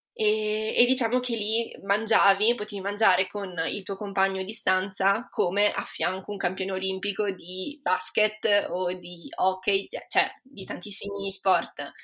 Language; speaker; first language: Italian; native; Italian